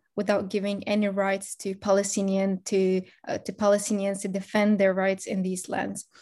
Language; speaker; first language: English; non-native, fluent; Arabic